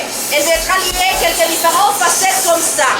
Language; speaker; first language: French; non-native, learner; Spanish